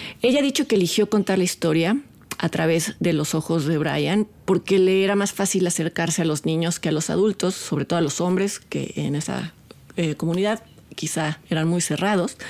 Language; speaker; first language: Spanish; native; Spanish